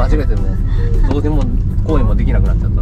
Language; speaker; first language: Japanese; native; Japanese